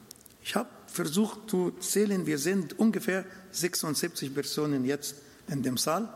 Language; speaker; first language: German; non-native, fluent; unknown